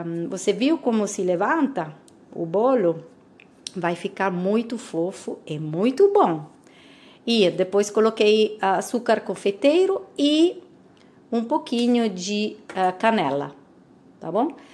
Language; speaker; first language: Portuguese; non-native, fluent; Italian